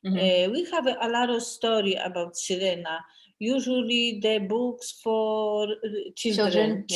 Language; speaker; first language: English; non-native, learner; Polish